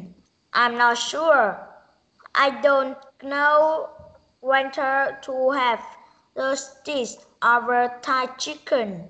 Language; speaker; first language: English; non-native, learner; Vietnamese